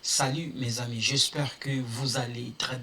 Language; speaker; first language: French; non-native, local second language; Lingala